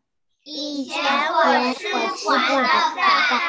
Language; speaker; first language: Chinese; early bilingual, heritage; Chinese